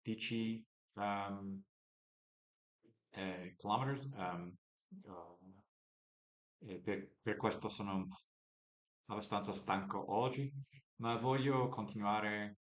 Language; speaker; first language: Italian; non-native, learner; English